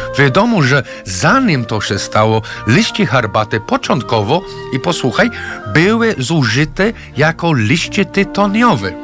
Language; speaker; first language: Polish; non-native, fluent; English